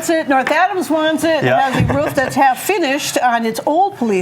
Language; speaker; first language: English; native; English